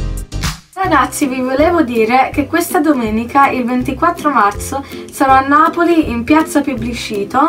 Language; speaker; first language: Italian; native; Italian